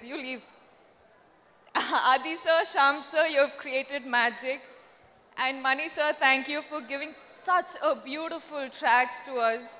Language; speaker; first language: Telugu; non-native, learner; Kannada